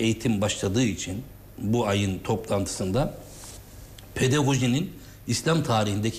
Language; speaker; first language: Turkish; native; Turkish